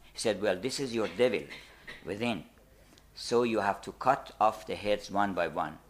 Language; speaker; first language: English; non-native, fluent; Persian